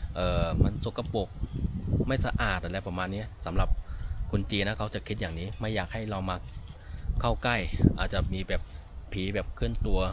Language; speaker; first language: Thai; non-native, fluent; Chinese